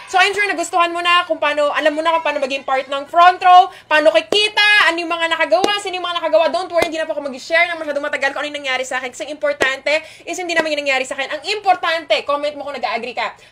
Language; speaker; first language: Filipino; non-native, local second language; Iloko